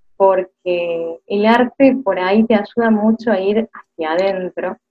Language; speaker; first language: Spanish; native; Spanish